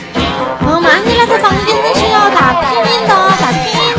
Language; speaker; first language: Chinese; native; Chinese